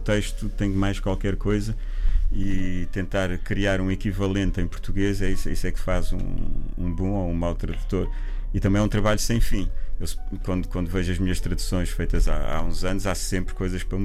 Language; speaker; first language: Portuguese; native; Portuguese